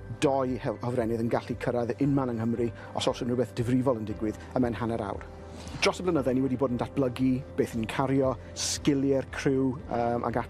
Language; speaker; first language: Welsh; native; Welsh